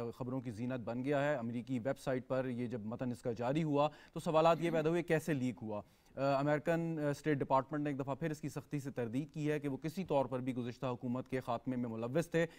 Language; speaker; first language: Hindi; native; Hindi